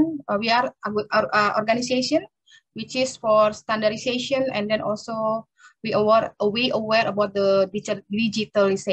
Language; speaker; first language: English; non-native, learner; Indonesian